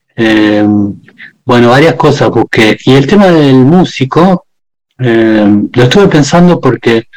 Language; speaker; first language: Spanish; native; Spanish